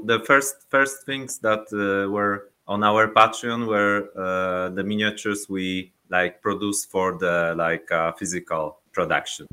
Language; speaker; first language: English; non-native, learner; Polish